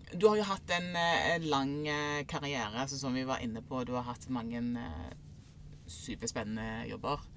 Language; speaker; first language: Norwegian; native; Norwegian